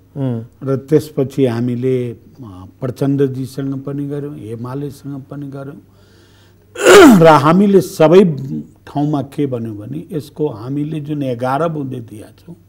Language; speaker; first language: Nepali; non-native, local second language; Bhojpuri